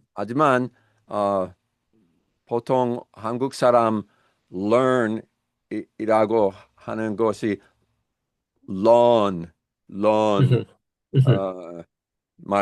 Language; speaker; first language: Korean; non-native, learner; English